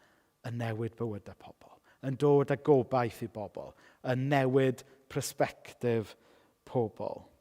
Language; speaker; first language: Welsh; native; Welsh